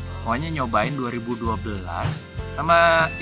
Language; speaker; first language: Indonesian; native; Indonesian